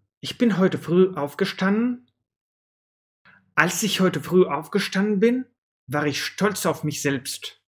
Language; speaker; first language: German; non-native, fluent; Russian